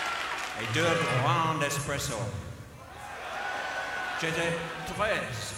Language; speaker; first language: French; non-native, learner; English